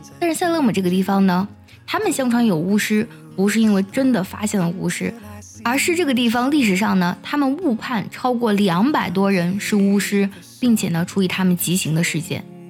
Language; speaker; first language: Chinese; native; Chinese